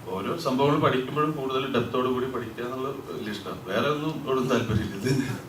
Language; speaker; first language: Malayalam; native; Malayalam